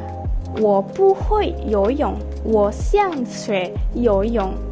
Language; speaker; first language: Chinese; non-native, learner; Malay